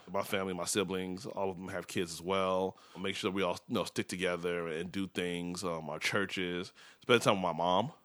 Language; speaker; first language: English; early bilingual, other home language; Yoruba